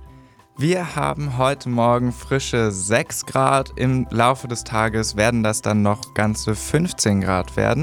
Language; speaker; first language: German; native; German